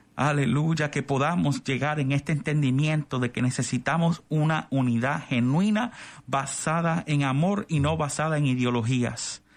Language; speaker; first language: Spanish; native; Spanish